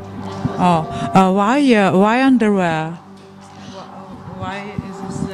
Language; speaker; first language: English; non-native, learner; Ukrainian